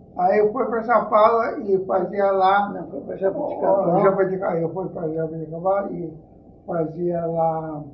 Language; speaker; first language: Portuguese; non-native, fluent; Ukrainian